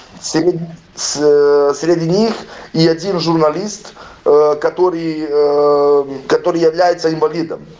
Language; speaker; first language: Russian; non-native, learner; Serbian